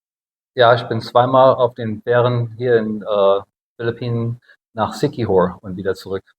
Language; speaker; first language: German; non-native, fluent; English